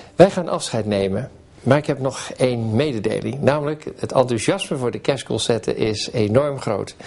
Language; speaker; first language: Dutch; native; Dutch